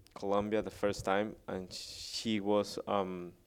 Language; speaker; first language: English; non-native, fluent; Spanish